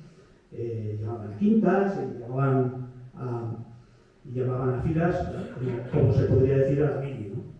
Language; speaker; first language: Spanish; native; Spanish